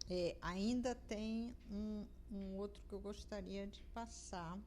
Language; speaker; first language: Portuguese; native; Portuguese